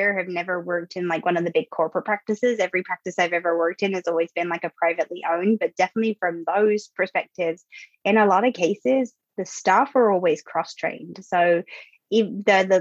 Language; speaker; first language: English; native; English